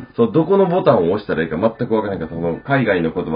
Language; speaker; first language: Japanese; native; Japanese